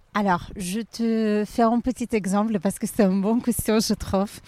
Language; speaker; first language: French; non-native, learner; Ukrainian